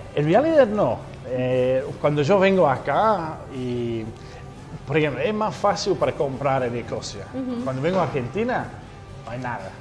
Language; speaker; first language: Spanish; non-native, learner; English